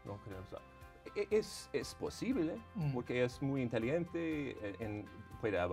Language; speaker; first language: Spanish; non-native, fluent; English